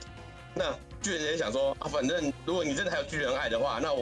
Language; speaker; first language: Chinese; native; Chinese